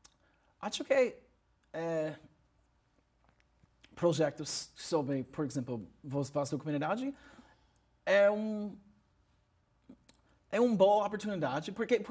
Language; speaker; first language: Portuguese; non-native, learner; English